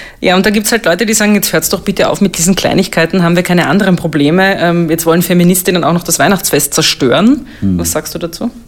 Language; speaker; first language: German; native; German